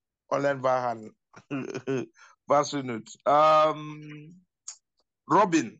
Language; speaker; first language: Finnish; non-native, learner; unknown